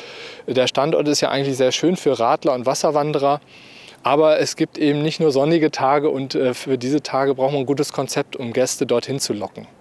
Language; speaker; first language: German; native; German